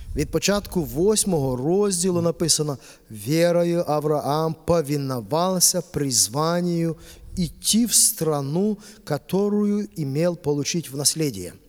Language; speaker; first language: Ukrainian; native; Ukrainian